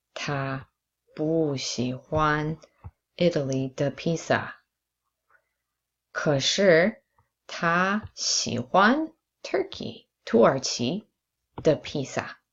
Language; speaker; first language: Chinese; non-native, fluent; English